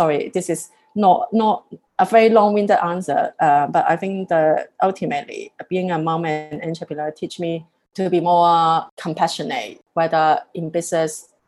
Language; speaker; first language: English; non-native, local second language; Cantonese